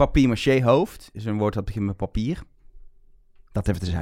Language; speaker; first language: Dutch; native; Dutch